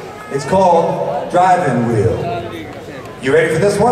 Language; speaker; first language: English; native; English